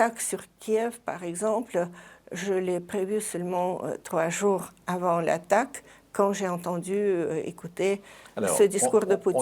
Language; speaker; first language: French; non-native, fluent; Russian